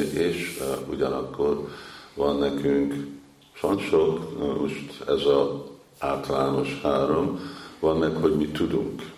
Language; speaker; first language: Hungarian; early bilingual, heritage; Hungarian